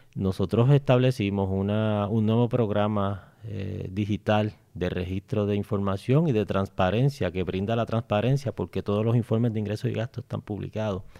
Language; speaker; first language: Spanish; native; Spanish